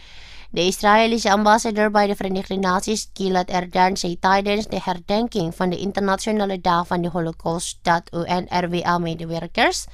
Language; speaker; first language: Dutch; non-native, learner; Indonesian